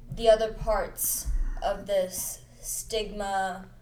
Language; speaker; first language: English; early bilingual, other home language; Hindi